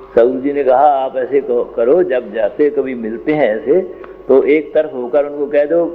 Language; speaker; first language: Hindi; non-native, local second language; Punjabi